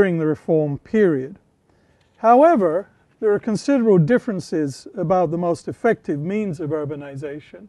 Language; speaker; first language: English; native; English